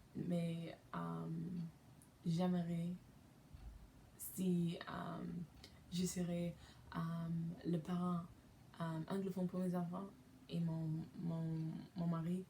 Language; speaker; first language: French; non-native, learner; English